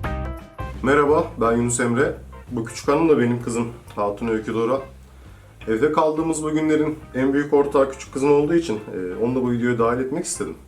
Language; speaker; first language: Turkish; native; Turkish